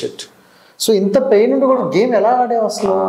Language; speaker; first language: Telugu; native; Telugu